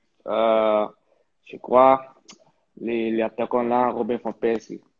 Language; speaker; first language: French; early bilingual, heritage; French